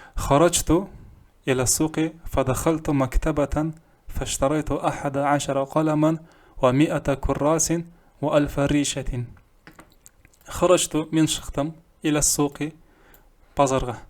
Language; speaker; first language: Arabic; non-native, fluent; Kazakh